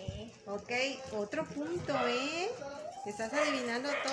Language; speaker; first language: Spanish; native; Spanish